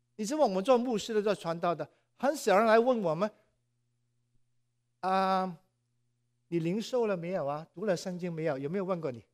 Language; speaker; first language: Chinese; non-native, local second language; Cantonese